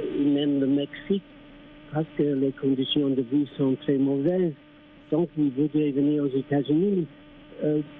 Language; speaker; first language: French; non-native, fluent; English